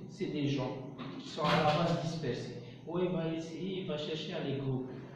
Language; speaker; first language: French; non-native, local second language; Arabic